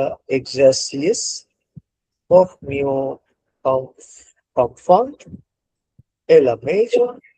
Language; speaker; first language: French; non-native, learner; Bangla